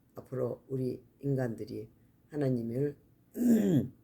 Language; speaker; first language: Korean; native; Korean